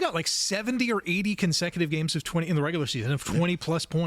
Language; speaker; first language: English; native; English